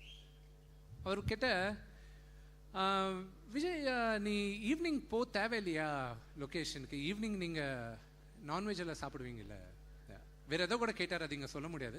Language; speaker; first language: Tamil; non-native, local second language; Telugu